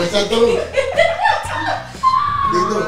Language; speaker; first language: Spanish; native; Spanish